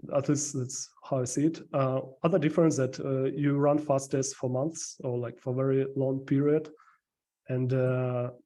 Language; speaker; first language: English; non-native, fluent; Ukrainian